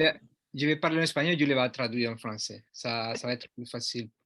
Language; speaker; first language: French; non-native, learner; Spanish